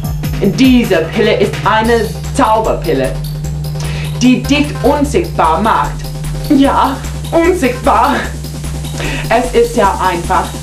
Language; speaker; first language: German; non-native, learner; English